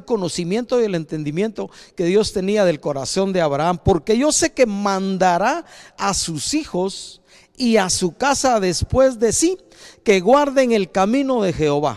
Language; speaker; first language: Spanish; native; Spanish